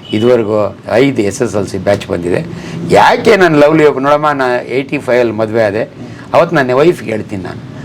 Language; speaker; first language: Kannada; native; Kannada